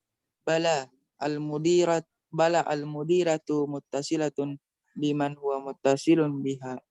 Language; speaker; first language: Arabic; non-native, learner; Indonesian